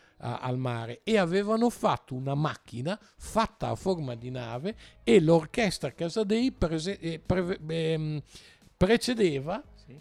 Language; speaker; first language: Italian; native; Italian